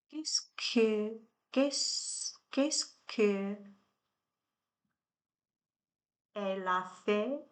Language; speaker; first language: French; non-native, learner; Chinese